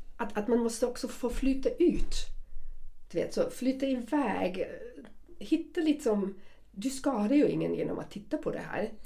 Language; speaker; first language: Swedish; non-native, fluent; German